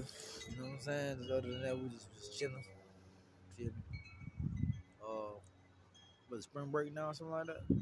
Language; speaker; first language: English; native; English